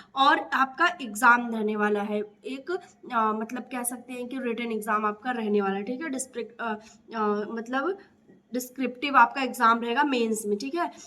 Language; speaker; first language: Hindi; native; Hindi